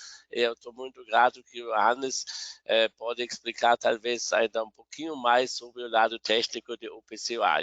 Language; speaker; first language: Portuguese; non-native, fluent; German